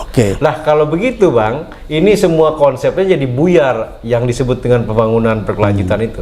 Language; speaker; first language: Indonesian; native; Indonesian